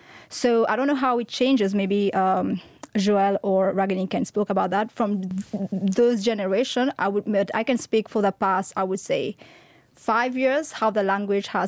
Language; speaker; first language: English; non-native, fluent; Morisyen